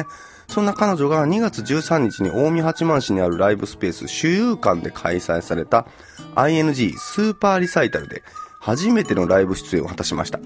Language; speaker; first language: Japanese; native; Japanese